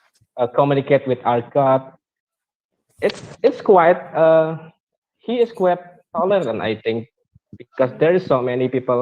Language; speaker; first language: English; non-native, learner; Indonesian